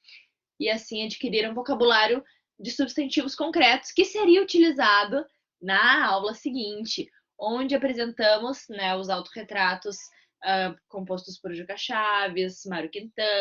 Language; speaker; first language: Portuguese; native; Portuguese